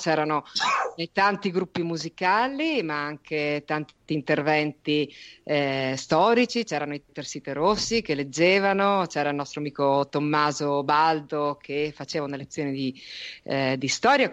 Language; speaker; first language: Italian; native; Italian